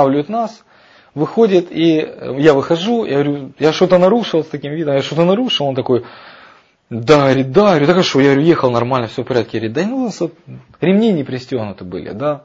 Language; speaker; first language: Russian; native; Russian